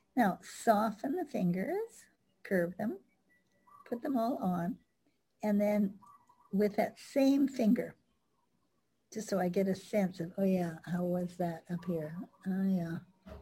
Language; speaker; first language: English; native; English